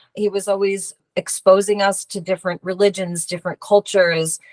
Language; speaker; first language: English; native; English